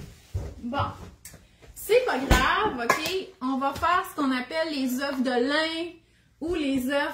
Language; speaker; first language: French; native; French